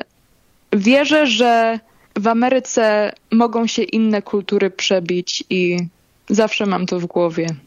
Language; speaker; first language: Polish; early bilingual, heritage; Polish